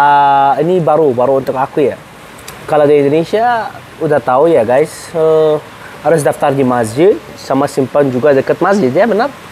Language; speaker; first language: Indonesian; non-native, learner; Arabic